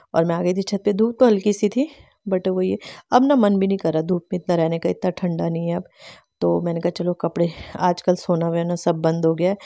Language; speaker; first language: Hindi; native; Hindi